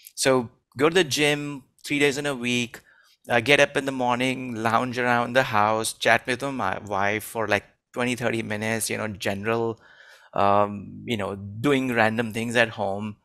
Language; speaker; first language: English; non-native, local second language; Hindi